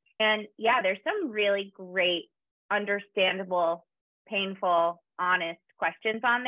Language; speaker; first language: English; native; English